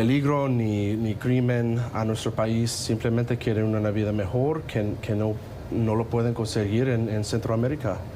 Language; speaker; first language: Spanish; non-native, fluent; English